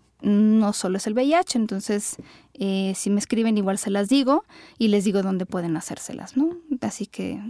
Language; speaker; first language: Spanish; native; Spanish